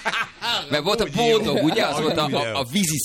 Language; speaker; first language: Hungarian; native; Hungarian